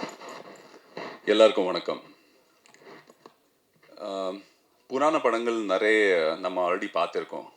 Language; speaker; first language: Tamil; non-native, fluent; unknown